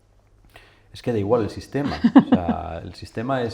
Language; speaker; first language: Spanish; native; Spanish